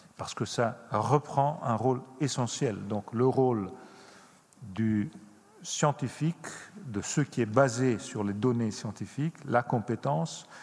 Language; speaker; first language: French; non-native, fluent; Italian